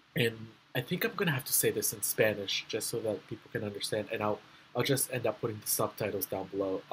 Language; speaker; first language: English; early bilingual, other home language; Spanish